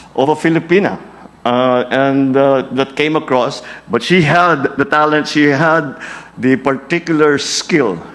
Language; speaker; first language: English; non-native, local second language; Filipino